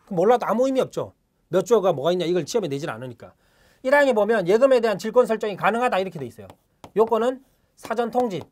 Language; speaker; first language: Korean; native; Korean